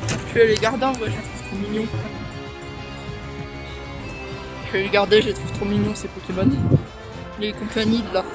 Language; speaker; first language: French; native; French